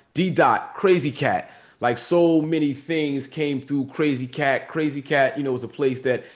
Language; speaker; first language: English; native; English